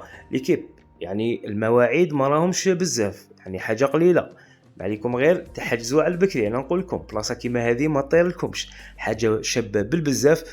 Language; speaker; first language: Arabic; native; Arabic